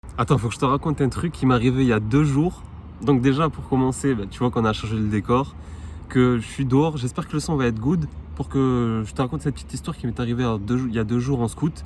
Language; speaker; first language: French; native; French